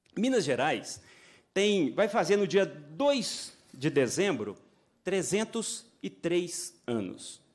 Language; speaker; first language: Portuguese; native; Portuguese